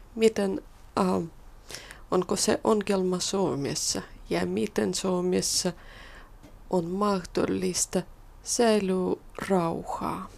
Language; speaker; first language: Finnish; non-native, learner; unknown